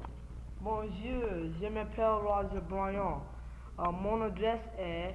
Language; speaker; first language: French; non-native, learner; English